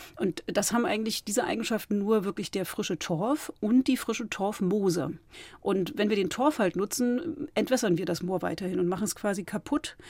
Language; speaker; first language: German; native; German